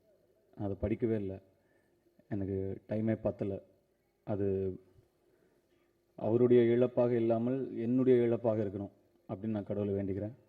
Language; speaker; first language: Tamil; native; Tamil